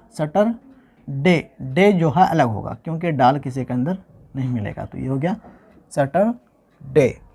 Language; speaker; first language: Hindi; native; Hindi